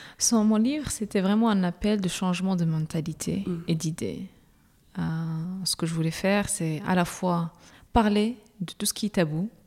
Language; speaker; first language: French; non-native, local second language; Arabic